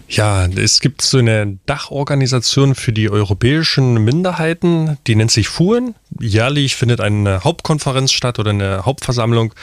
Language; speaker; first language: German; non-native, local second language; Upper Sorbian